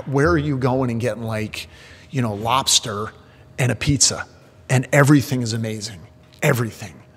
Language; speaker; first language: English; native; English